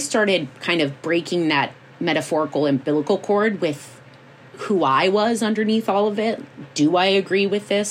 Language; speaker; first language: English; native; English